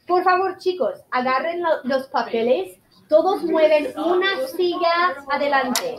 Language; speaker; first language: Spanish; non-native, fluent; English